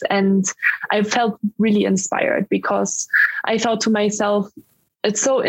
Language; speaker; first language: English; non-native, fluent; German